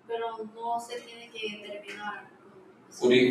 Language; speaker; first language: Spanish; non-native, learner; Korean